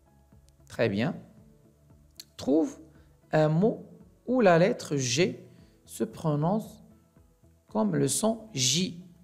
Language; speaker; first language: French; non-native, local second language; Arabic